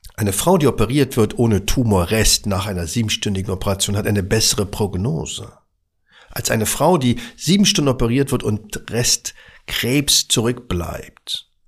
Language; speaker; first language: German; early bilingual, other home language; Arabic